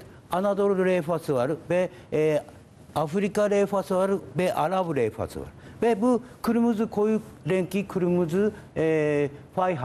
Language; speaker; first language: Turkish; non-native, learner; Japanese